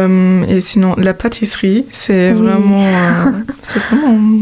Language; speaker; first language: French; non-native, fluent; German